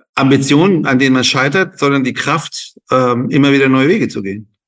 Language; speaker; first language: German; non-native, fluent; Persian